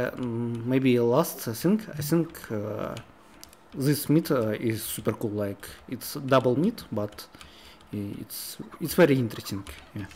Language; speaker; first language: English; non-native, learner; Russian